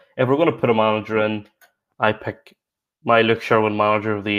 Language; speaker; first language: English; native; English